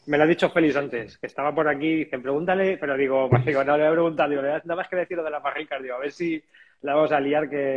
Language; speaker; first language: Spanish; native; Spanish